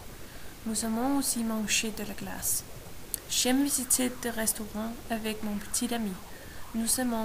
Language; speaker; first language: French; non-native, learner; Danish